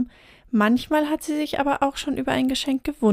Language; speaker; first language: German; native; German